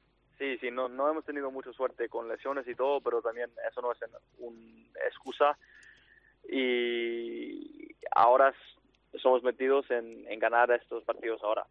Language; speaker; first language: Spanish; non-native, fluent; English